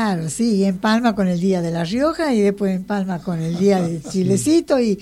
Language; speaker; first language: Spanish; native; Spanish